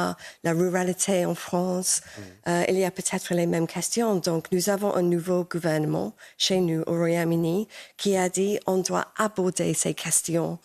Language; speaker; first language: French; non-native, fluent; English